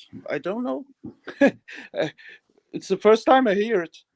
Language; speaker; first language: English; non-native, learner; German